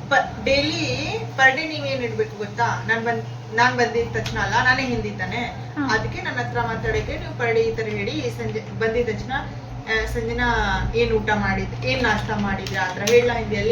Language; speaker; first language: Kannada; non-native, fluent; Hindi